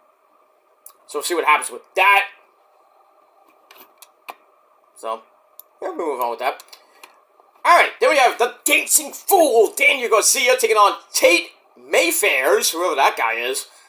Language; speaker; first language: English; native; English